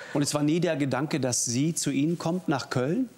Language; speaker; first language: German; native; German